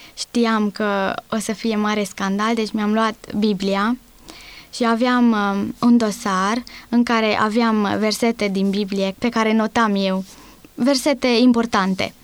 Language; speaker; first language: Romanian; non-native, local second language; Hungarian